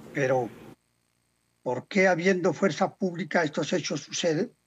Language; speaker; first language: Spanish; native; Spanish